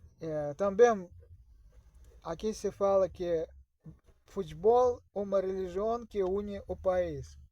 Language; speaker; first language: Portuguese; non-native, learner; Russian